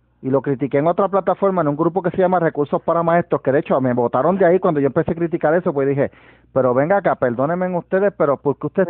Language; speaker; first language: Spanish; native; Spanish